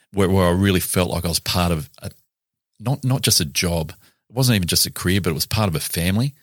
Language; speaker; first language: English; native; English